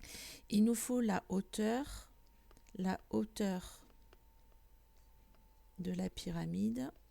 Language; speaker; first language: French; native; French